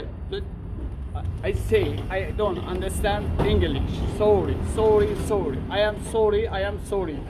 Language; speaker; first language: English; non-native, learner; Persian